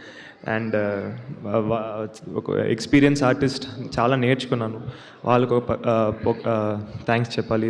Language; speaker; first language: Telugu; non-native, learner; Tamil